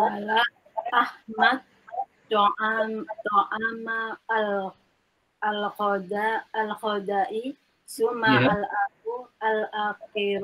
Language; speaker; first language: Arabic; non-native, learner; Indonesian